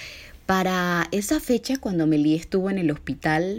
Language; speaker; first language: Spanish; native; Spanish